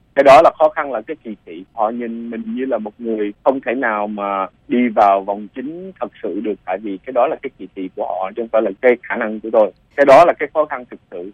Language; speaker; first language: Vietnamese; early bilingual, other home language; English